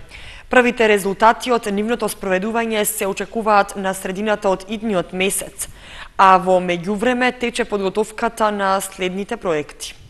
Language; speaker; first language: Macedonian; native; Macedonian